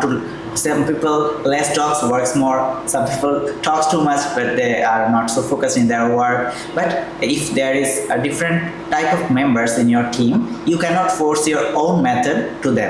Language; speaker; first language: English; non-native, fluent; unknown